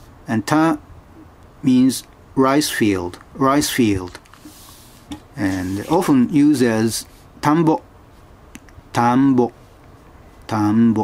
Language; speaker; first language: English; non-native, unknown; Japanese